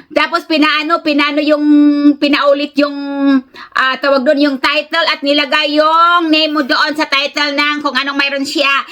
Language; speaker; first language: Filipino; native; Filipino